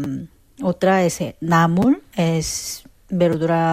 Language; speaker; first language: Spanish; non-native, fluent; Korean